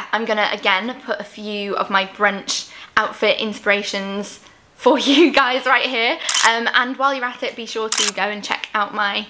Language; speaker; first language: English; native; English